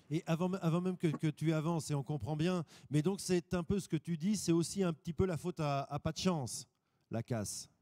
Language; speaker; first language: French; native; French